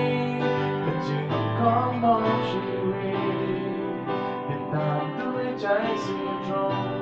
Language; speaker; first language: Thai; non-native, fluent; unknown